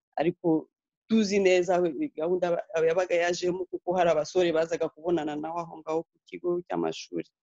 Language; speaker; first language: Kinyarwanda; early bilingual, heritage; Kinyarwanda